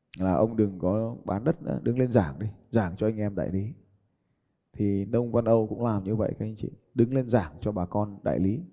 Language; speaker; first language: Vietnamese; native; Vietnamese